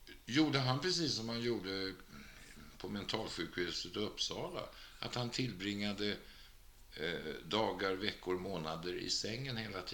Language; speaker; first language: Swedish; native; Swedish